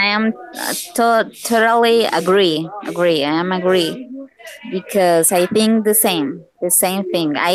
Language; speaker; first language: English; non-native, learner; Spanish